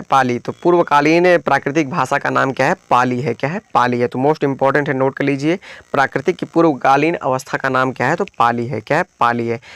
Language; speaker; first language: Hindi; native; Hindi